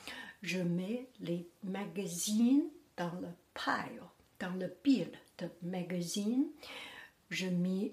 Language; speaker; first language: French; non-native, learner; Chinese